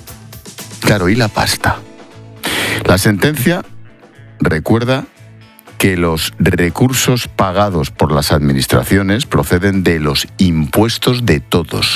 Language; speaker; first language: Spanish; native; Spanish